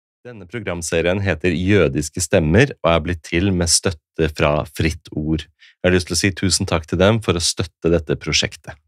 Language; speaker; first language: Norwegian; native; Norwegian